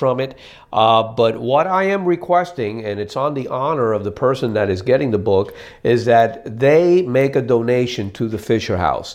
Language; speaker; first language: English; native; English